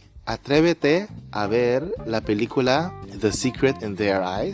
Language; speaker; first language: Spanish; non-native, fluent; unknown